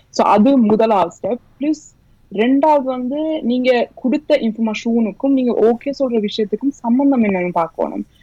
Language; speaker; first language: Tamil; early bilingual, heritage; Tamil